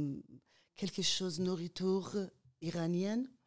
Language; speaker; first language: French; non-native, learner; Persian